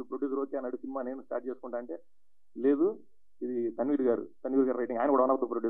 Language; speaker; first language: Telugu; native; Telugu